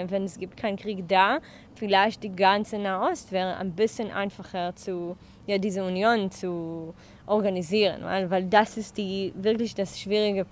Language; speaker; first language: German; non-native, learner; Hebrew